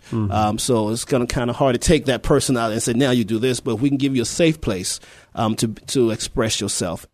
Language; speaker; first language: English; native; English